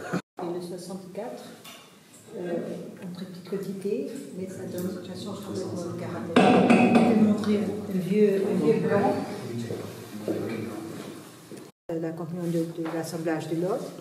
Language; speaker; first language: French; non-native, fluent; Portuguese